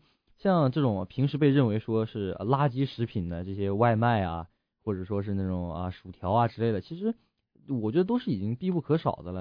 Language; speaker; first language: Chinese; native; Chinese